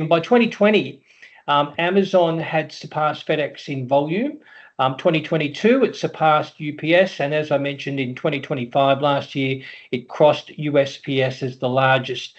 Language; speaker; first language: English; native; English